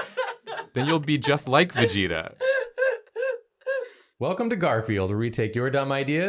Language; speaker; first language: English; native; English